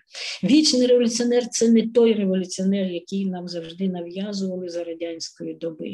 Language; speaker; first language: Ukrainian; native; Ukrainian